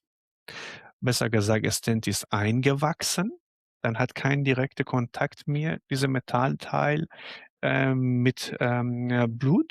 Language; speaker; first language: German; non-native, fluent; Arabic